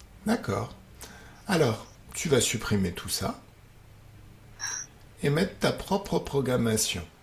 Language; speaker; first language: French; native; French